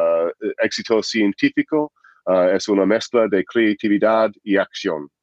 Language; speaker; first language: Spanish; non-native, fluent; English